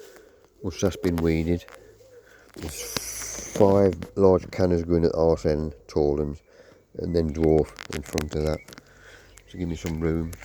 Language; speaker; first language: English; native; English